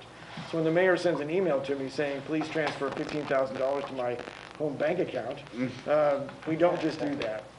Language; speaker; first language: English; native; English